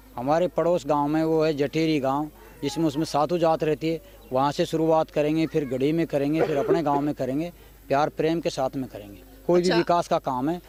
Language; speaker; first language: Hindi; native; Hindi